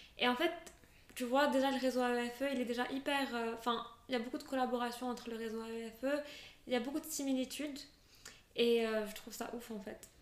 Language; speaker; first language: French; non-native, local second language; Arabic